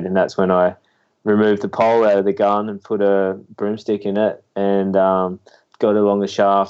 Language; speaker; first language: English; native; English